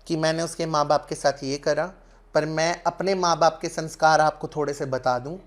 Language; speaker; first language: Hindi; non-native, local second language; Punjabi